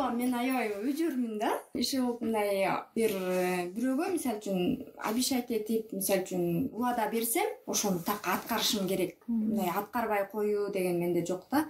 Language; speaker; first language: Kyrgyz; native; Kyrgyz